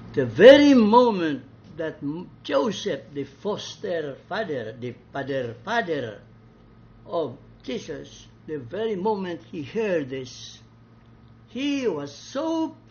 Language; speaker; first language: English; non-native, local second language; Cebuano